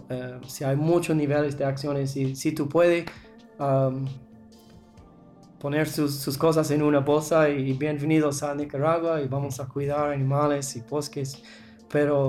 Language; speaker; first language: Spanish; non-native, learner; English